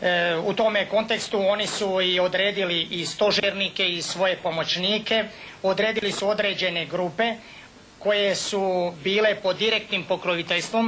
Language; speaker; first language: Bosnian; native; Bosnian